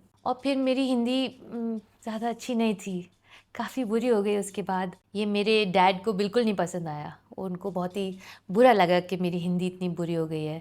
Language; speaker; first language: Hindi; non-native, local second language; English